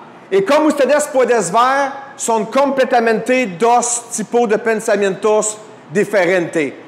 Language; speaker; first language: Spanish; non-native, fluent; French